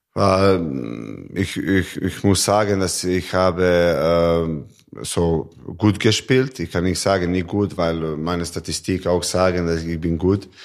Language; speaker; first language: German; non-native, learner; Serbian